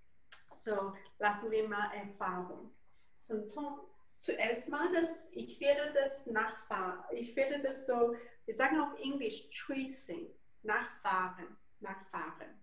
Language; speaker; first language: German; non-native, learner; Chinese